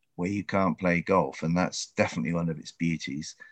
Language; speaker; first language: English; native; English